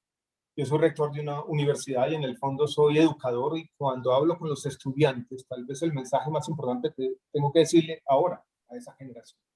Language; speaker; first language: Spanish; native; Spanish